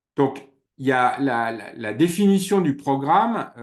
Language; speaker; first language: French; native; French